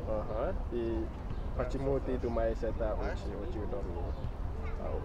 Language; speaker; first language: Russian; non-native, learner; English